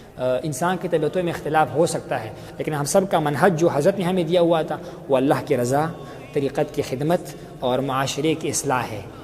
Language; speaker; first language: Urdu; non-native, local second language; Pashto